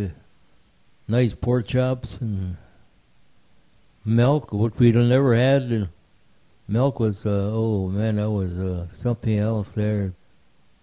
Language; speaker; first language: English; early bilingual, other home language; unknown